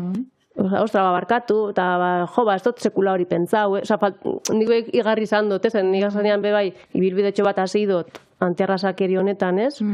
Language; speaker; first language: Basque; native; Basque